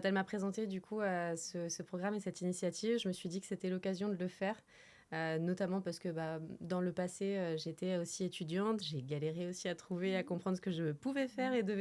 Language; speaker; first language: French; native; French